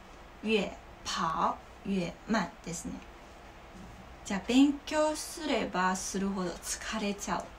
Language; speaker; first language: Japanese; non-native, learner; Chinese